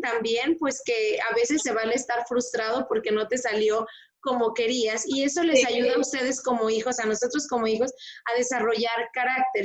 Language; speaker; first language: Spanish; native; Spanish